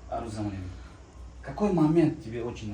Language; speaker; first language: Russian; non-native, learner; Tajik